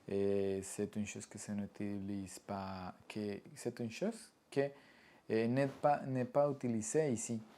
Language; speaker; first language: French; non-native, learner; Spanish